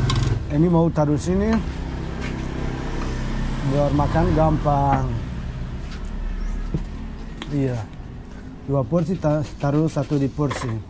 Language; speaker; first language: Indonesian; non-native, learner; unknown